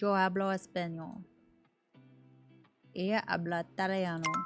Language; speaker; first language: Spanish; non-native, learner; English